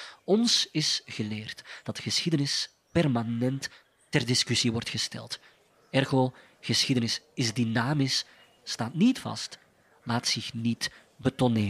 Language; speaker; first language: Dutch; native; Dutch